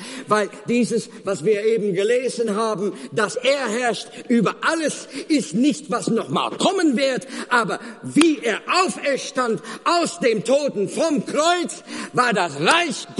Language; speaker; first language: German; non-native, fluent; Afrikaans